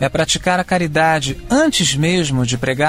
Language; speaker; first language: Portuguese; native; Portuguese